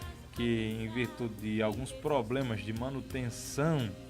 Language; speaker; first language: Portuguese; native; Portuguese